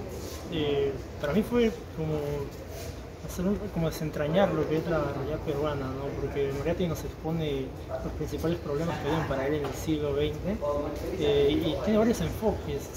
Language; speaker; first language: Spanish; native; Spanish